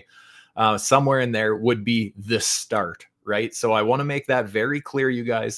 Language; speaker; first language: English; native; English